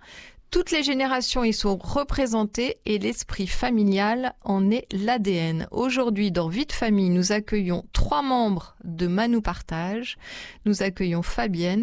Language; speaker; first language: French; native; French